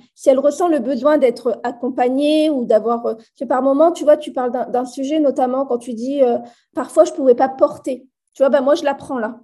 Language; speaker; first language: French; native; French